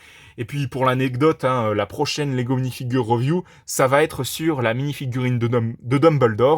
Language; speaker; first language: French; native; French